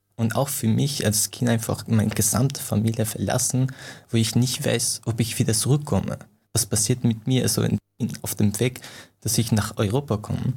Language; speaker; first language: German; non-native, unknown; Persian